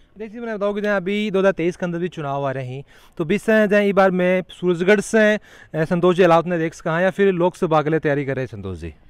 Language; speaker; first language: Hindi; native; Hindi